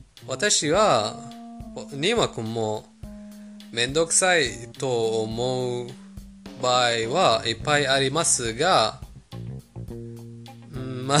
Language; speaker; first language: Japanese; non-native, fluent; Persian